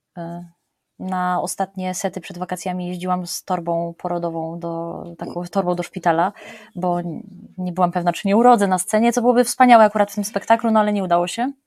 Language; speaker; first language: Polish; native; Polish